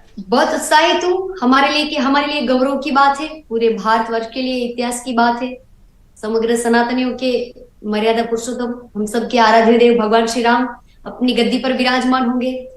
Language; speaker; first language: Hindi; non-native, local second language; Gujarati